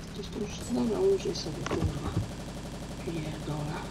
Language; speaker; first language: Polish; native; Polish